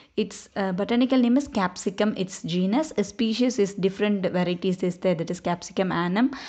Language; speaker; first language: English; non-native, local second language; Tamil